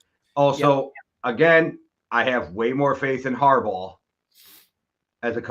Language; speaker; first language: English; native; English